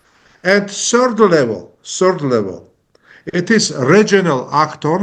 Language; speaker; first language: English; non-native, learner; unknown